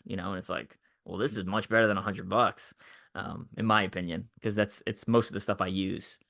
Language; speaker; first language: English; native; English